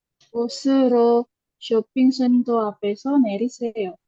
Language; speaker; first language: Korean; non-native, learner; Indonesian